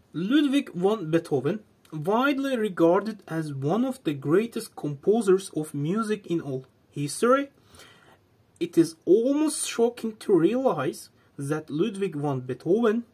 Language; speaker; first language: English; non-native, fluent; Azerbaijani